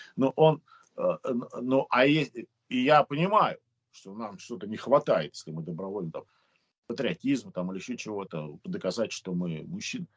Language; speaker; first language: Russian; native; Russian